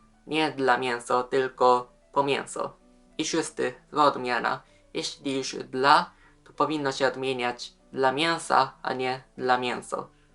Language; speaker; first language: Polish; non-native, fluent; Japanese